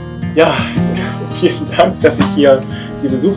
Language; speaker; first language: German; native; German